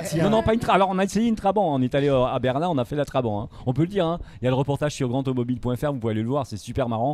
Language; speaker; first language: French; native; French